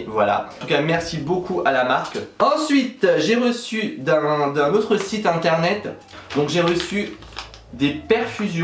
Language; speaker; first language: French; native; French